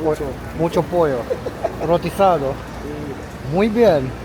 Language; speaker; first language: Spanish; non-native, learner; Romanian